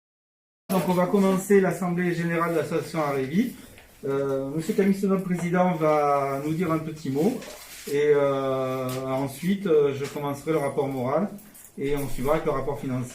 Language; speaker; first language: French; native; French